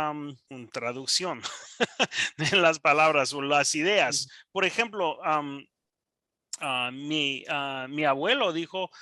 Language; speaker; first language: Spanish; non-native, learner; English